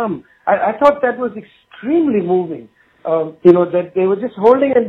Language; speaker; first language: English; non-native, local second language; Bangla